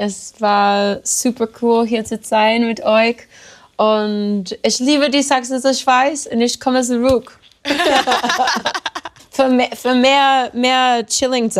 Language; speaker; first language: German; non-native, learner; English